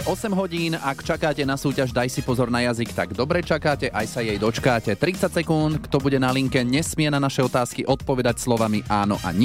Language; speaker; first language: Slovak; native; Slovak